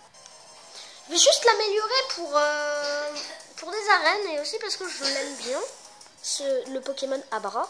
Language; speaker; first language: French; native; French